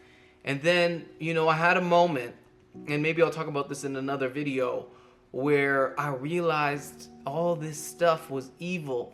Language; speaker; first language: English; native; English